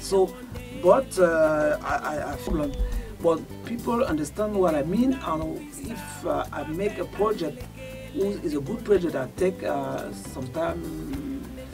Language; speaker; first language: English; non-native, local second language; Duala